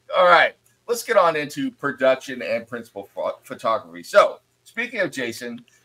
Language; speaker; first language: English; native; English